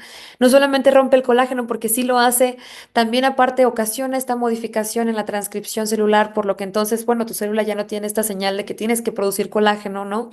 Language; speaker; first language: Spanish; native; Spanish